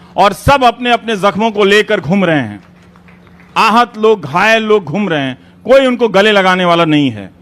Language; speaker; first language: Hindi; native; Hindi